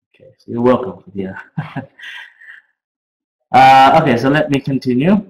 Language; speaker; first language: English; native; English